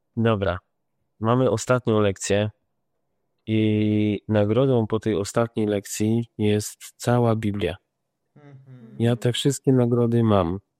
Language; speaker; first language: Polish; native; Polish